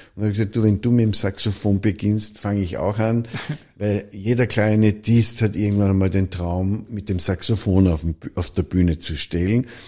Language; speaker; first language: German; native; German